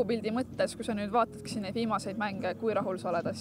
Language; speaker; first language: Estonian; native; Estonian